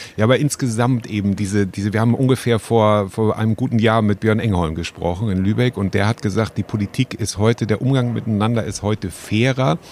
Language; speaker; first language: German; native; German